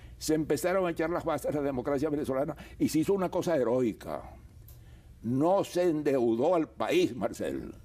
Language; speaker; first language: Spanish; native; Spanish